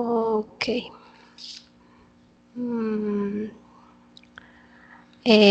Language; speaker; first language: English; non-native, learner; Spanish